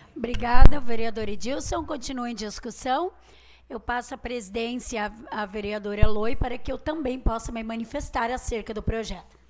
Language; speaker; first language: Portuguese; native; Portuguese